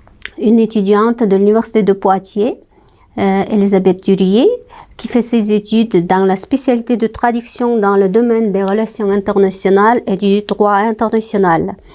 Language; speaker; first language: French; non-native, fluent; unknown